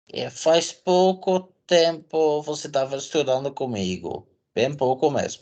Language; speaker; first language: Portuguese; non-native, fluent; Dutch